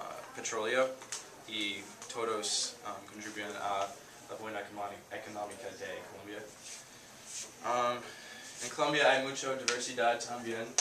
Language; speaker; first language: Spanish; non-native, learner; English